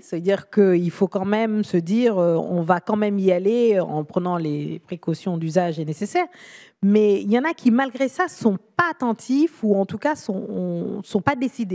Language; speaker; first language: French; native; French